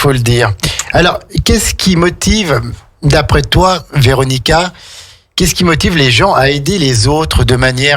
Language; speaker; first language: French; native; French